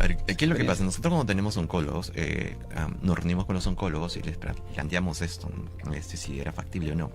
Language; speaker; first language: Spanish; native; Spanish